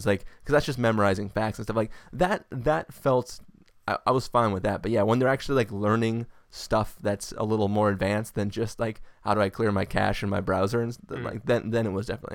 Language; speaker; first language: English; native; English